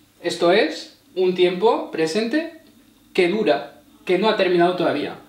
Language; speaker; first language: Spanish; non-native, fluent; French